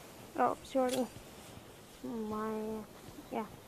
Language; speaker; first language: English; non-native, learner; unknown